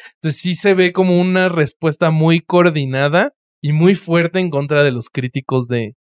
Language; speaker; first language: Spanish; native; Spanish